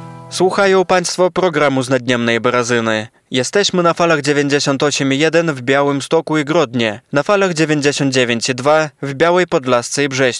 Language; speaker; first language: Polish; native; Polish